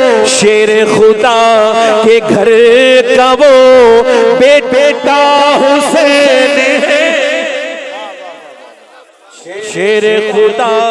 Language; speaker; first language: Urdu; native; Urdu